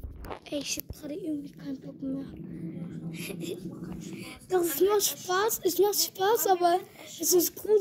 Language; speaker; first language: German; native; German